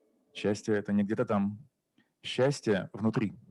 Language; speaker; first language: Russian; native; Russian